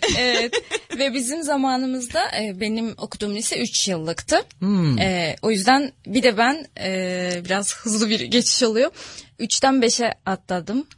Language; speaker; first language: Turkish; non-native, fluent; Russian